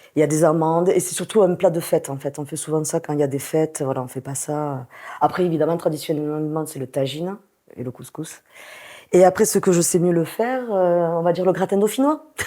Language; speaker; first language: French; native; French